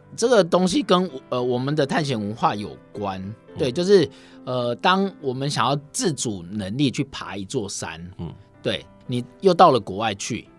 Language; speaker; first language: Chinese; native; Chinese